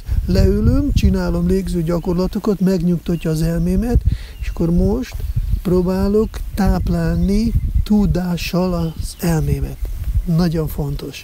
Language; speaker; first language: Hungarian; non-native, fluent; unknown